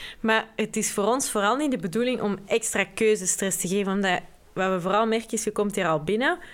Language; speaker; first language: Dutch; native; Dutch